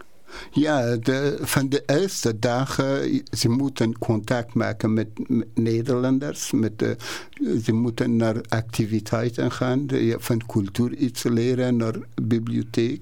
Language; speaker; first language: Dutch; non-native, learner; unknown